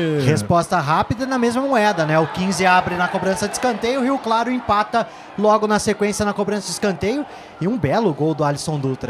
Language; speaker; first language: Portuguese; native; Portuguese